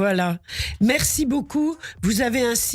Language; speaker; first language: French; native; French